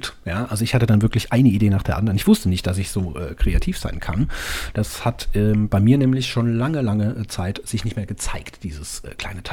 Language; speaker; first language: German; native; German